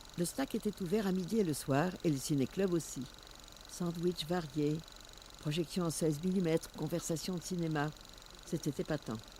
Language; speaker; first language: French; native; French